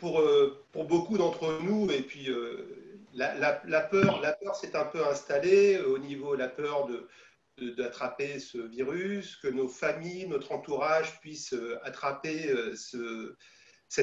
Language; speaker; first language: French; native; French